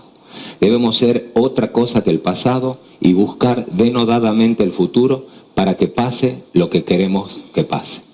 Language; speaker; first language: Spanish; native; Spanish